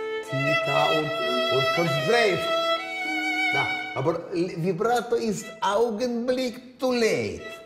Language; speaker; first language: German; non-native, learner; Russian